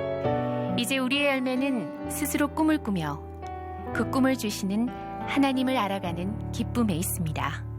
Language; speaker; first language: Korean; native; Korean